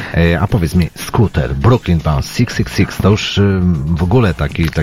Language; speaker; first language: Polish; native; Polish